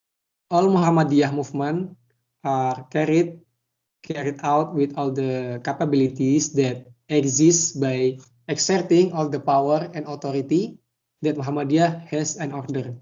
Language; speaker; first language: English; non-native, learner; Indonesian